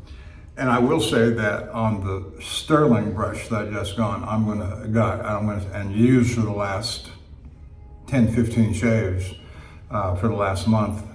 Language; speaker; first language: English; native; English